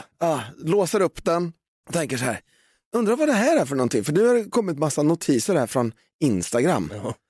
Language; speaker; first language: Swedish; native; Swedish